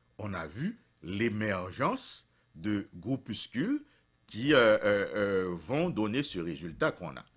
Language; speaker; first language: French; non-native, local second language; Haitian Creole